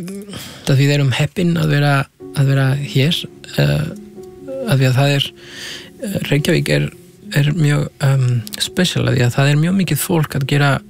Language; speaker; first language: Icelandic; non-native, fluent; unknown